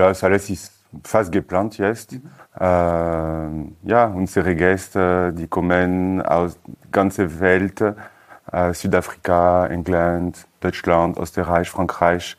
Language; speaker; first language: German; non-native, learner; French